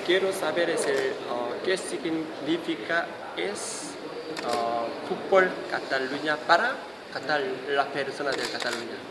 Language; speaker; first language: Spanish; non-native, learner; Korean